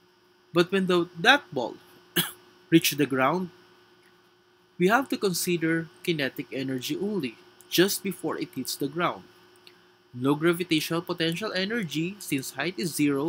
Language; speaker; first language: English; non-native, local second language; Filipino